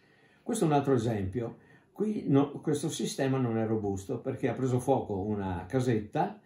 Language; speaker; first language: Italian; native; Italian